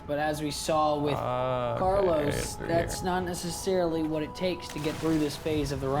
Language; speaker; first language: English; native; English